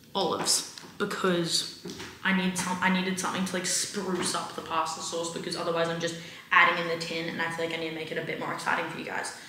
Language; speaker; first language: English; native; English